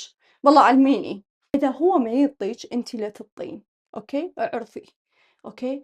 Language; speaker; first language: Arabic; native; Arabic